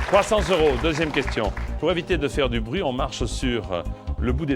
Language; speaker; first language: French; native; French